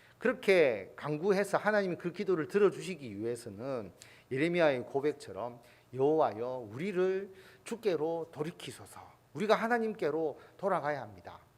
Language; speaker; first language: Korean; native; Korean